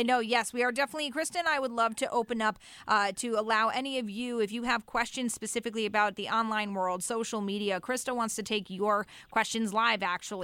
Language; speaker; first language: English; native; English